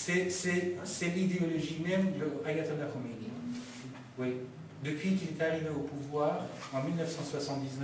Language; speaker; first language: French; non-native, fluent; Persian